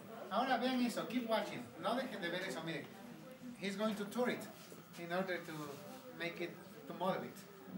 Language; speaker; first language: English; non-native, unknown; Spanish